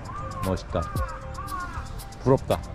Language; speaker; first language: Korean; native; Korean